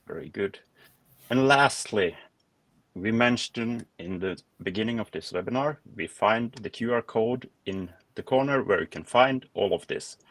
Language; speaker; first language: English; non-native, fluent; Norwegian